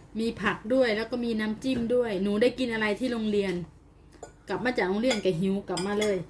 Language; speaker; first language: Thai; native; Thai